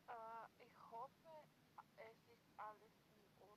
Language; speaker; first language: German; non-native, learner; Macedonian